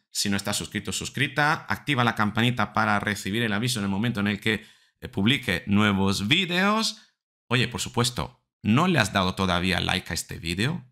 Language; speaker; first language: Spanish; non-native, fluent; Italian